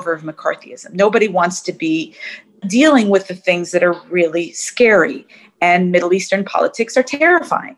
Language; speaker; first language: English; native; English